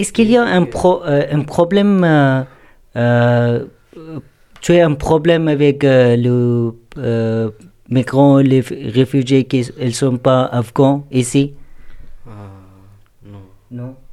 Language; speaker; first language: French; non-native, learner; Urdu